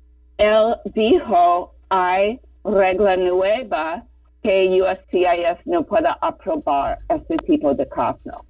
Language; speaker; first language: Spanish; non-native, fluent; English